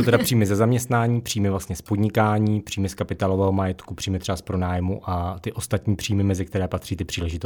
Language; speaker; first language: Czech; native; Czech